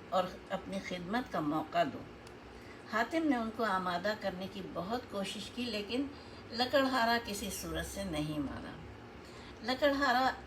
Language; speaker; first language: Urdu; native; Urdu